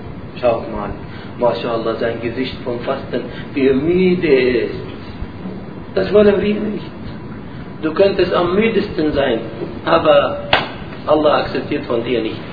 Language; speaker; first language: German; non-native, learner; Arabic